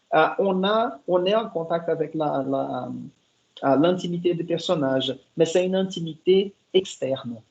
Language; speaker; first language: French; non-native, fluent; Portuguese